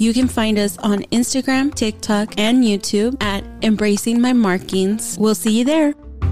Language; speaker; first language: English; early bilingual, other home language; Spanish